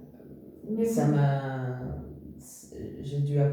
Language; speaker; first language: French; non-native, fluent; Spanish